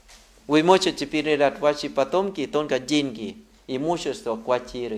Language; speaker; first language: Russian; non-native, learner; Thai